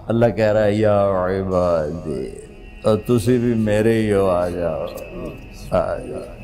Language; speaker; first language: Urdu; non-native, local second language; Punjabi